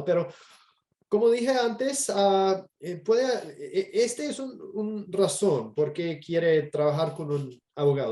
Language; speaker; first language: Spanish; non-native, fluent; English